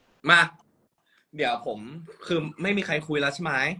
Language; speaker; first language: Thai; native; Thai